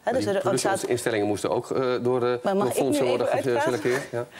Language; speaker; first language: Dutch; native; Dutch